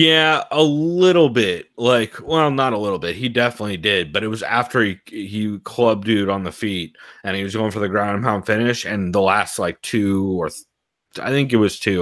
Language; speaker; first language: English; native; English